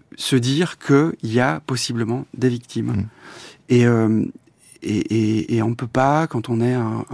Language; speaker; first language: French; native; French